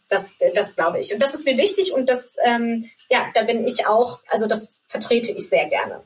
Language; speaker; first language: German; native; German